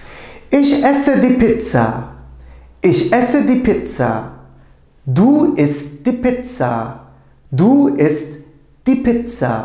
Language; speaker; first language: German; non-native, fluent; Turkish